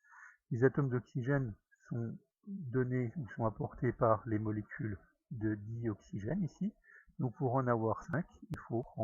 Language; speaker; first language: French; native; French